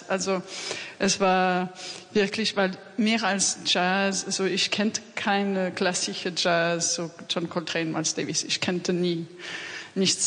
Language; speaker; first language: German; non-native, learner; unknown